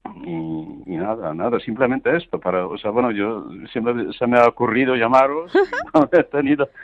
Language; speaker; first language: Spanish; non-native, fluent; Polish